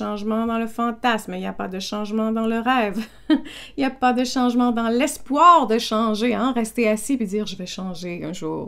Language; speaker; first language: French; native; French